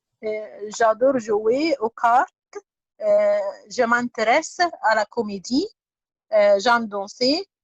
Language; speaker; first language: French; non-native, learner; Arabic